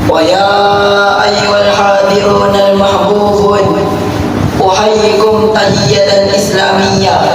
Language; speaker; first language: Arabic; non-native, learner; Malay